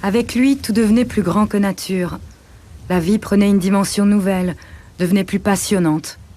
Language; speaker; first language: French; native; French